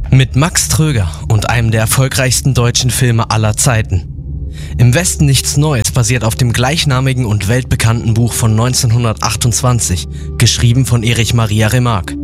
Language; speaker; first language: German; native; German